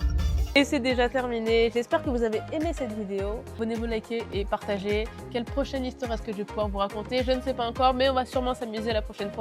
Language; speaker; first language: French; native; French